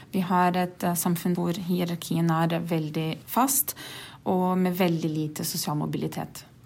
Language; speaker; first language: Norwegian; non-native, fluent; Portuguese